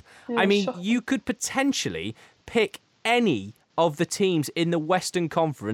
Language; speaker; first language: English; native; English